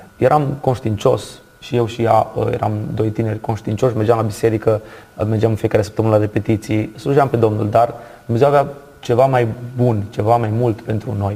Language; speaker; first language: Romanian; native; Romanian